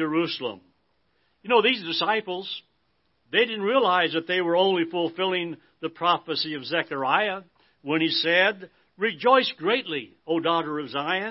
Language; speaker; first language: English; native; English